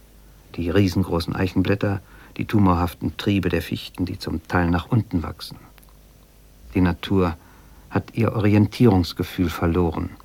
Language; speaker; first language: German; native; German